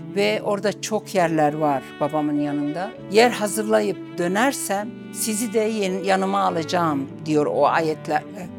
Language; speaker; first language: Turkish; non-native, local second language; Arabic